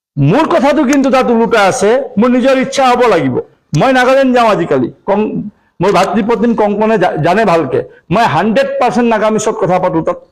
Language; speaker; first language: Assamese; non-native, local second language; Marwari